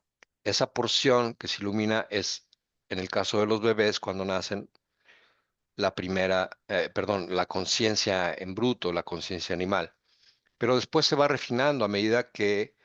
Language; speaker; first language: Spanish; native; Spanish